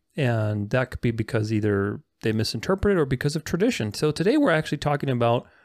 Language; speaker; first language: English; non-native, fluent; Romanian